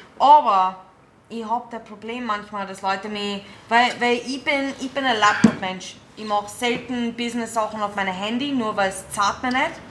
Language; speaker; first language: German; non-native, fluent; English